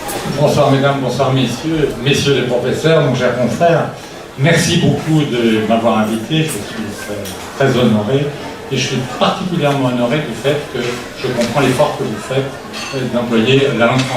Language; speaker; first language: French; native; French